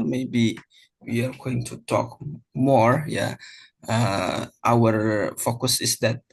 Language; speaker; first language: English; non-native, fluent; Indonesian